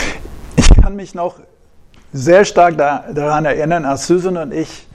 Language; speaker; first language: German; non-native, fluent; English